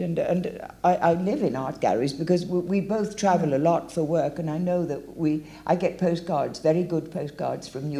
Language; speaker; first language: English; native; English